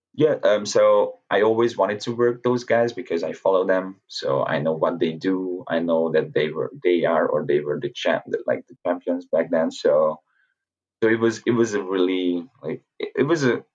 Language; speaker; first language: English; non-native, fluent; Hungarian